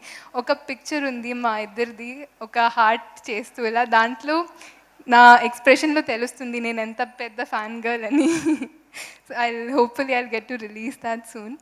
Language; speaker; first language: Telugu; non-native, fluent; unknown